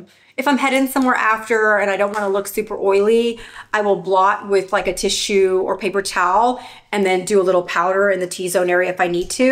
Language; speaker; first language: English; native; English